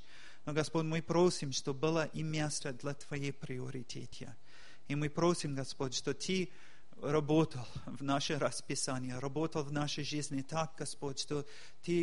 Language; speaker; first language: Russian; non-native, fluent; English